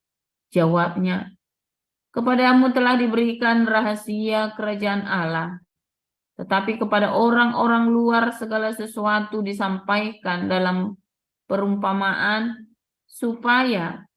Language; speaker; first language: Indonesian; native; Indonesian